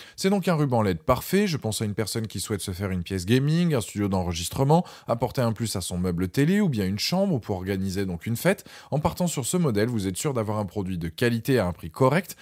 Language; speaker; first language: French; native; French